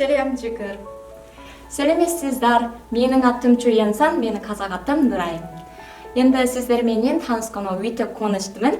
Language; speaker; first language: Kazakh; non-native, learner; Korean